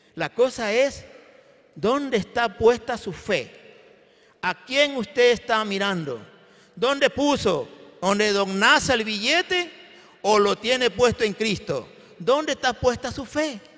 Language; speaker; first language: Spanish; native; Spanish